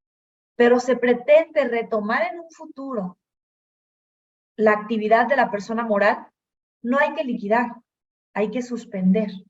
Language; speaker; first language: Spanish; native; Spanish